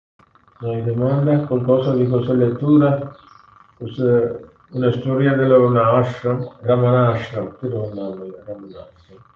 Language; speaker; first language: Italian; non-native, learner; Hindi